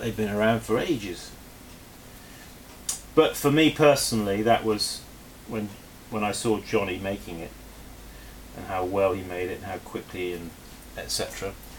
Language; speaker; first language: English; native; English